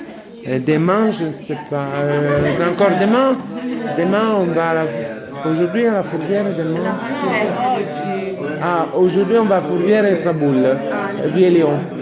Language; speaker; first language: French; non-native, fluent; Italian